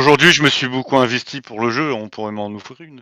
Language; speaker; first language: French; native; French